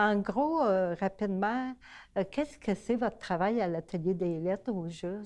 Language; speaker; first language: French; native; French